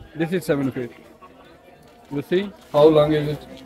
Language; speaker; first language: English; non-native, local second language; Punjabi